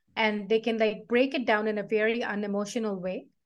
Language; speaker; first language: English; non-native, local second language; Tamil